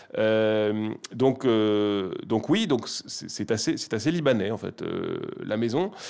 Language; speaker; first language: French; native; French